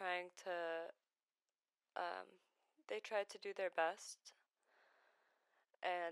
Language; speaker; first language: English; non-native, fluent; Arabic